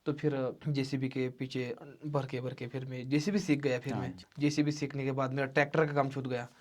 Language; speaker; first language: Hindi; non-native, local second language; Marathi